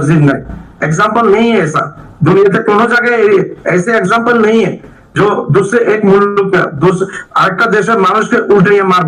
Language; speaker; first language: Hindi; non-native, learner; Bangla